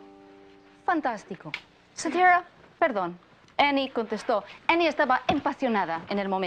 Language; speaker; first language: Spanish; non-native, fluent; English